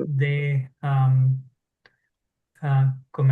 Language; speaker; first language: Spanish; non-native, learner; English